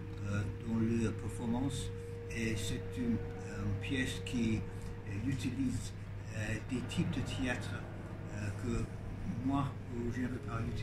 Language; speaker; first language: French; non-native, learner; English